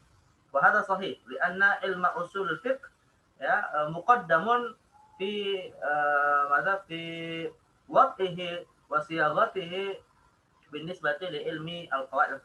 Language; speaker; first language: Arabic; non-native, fluent; Indonesian